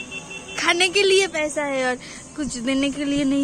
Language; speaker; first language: Hindi; non-native, local second language; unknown